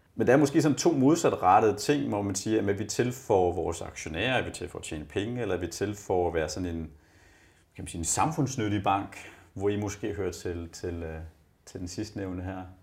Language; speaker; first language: Danish; native; Danish